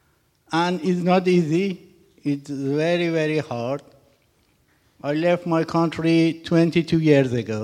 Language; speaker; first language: English; non-native, learner; Persian